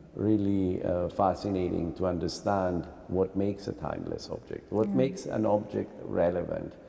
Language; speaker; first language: English; non-native, fluent; Greek